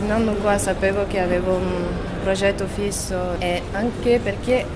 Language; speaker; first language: Italian; non-native, fluent; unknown